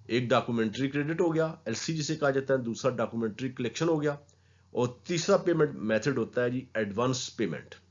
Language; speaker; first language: Urdu; non-native, local second language; Punjabi